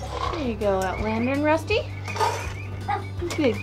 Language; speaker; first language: English; native; English